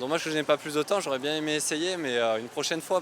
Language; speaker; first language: French; native; French